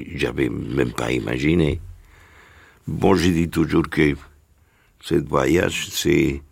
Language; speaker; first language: French; non-native, fluent; Spanish